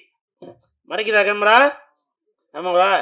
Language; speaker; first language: Tamil; native; Tamil